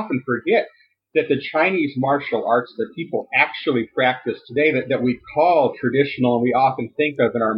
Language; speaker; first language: English; native; English